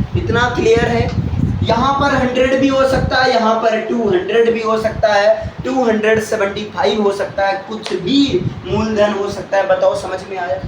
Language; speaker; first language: Hindi; native; Hindi